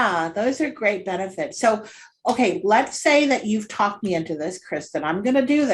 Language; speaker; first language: English; native; English